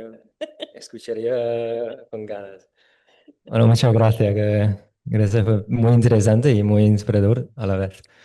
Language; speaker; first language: Spanish; non-native, fluent; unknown